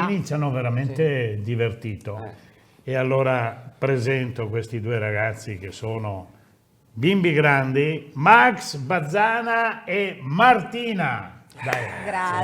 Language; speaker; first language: Italian; native; Italian